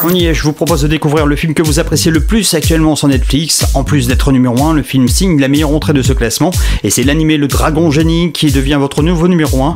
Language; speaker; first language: French; native; French